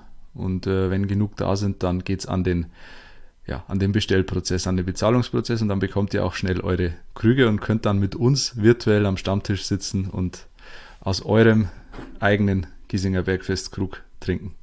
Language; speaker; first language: German; native; German